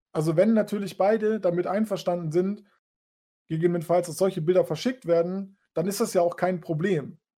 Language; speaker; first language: German; native; German